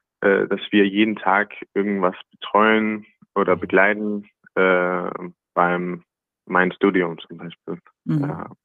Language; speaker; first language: German; non-native, learner; Danish